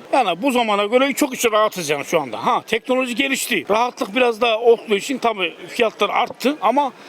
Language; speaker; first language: Turkish; native; Turkish